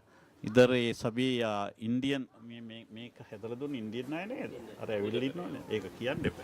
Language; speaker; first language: Hindi; non-native, learner; Sinhala